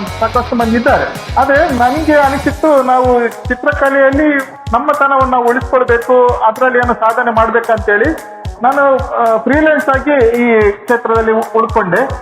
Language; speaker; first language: Kannada; native; Kannada